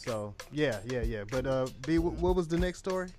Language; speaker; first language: English; native; English